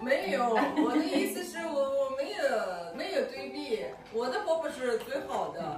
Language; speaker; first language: Chinese; non-native, fluent; Russian